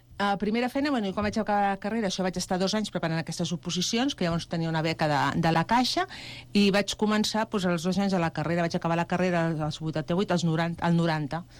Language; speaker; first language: Catalan; native; Catalan